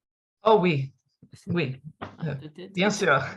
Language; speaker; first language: French; non-native, learner; English